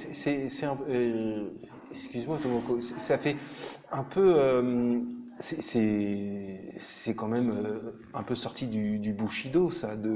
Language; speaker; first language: French; native; French